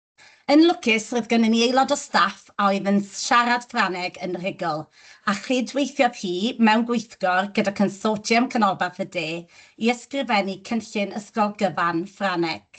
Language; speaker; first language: Welsh; native; Welsh